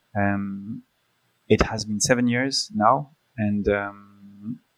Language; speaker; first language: English; early bilingual, other home language; Polish